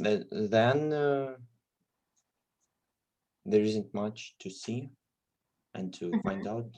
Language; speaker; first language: English; non-native, fluent; Russian